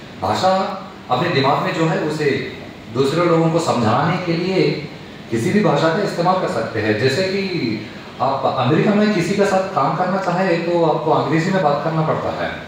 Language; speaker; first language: Hindi; non-native, local second language; Telugu